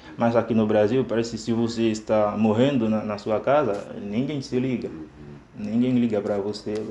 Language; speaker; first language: Portuguese; non-native, fluent; Haitian Creole